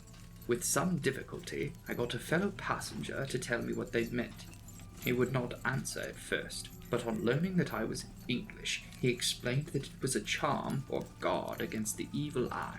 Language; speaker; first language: English; native; English